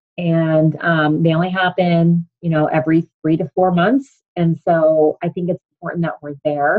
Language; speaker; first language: English; native; English